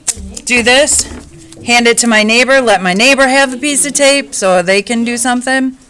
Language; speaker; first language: English; native; English